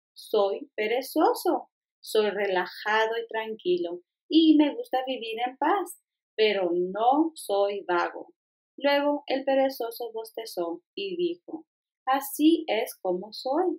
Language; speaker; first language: Spanish; early bilingual, heritage; Spanish